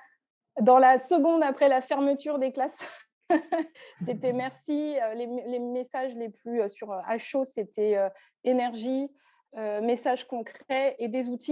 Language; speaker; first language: French; native; French